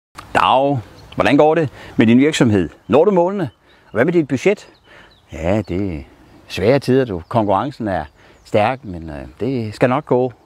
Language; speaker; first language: Danish; native; Danish